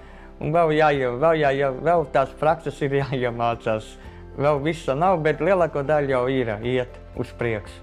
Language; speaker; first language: Latvian; non-native, local second language; Russian